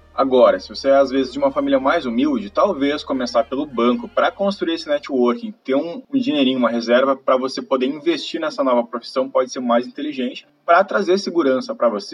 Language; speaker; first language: Portuguese; native; Portuguese